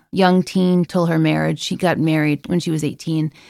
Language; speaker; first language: English; native; English